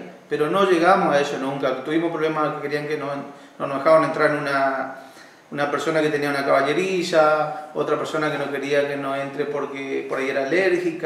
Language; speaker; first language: Spanish; native; Spanish